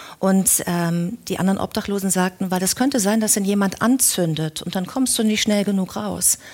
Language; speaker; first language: German; native; German